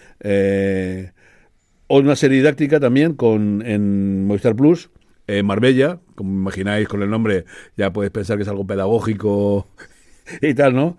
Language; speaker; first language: Spanish; native; Spanish